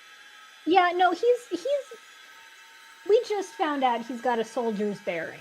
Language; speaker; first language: English; native; English